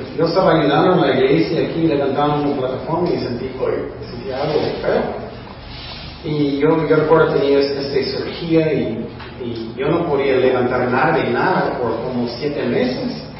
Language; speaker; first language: Spanish; non-native, fluent; English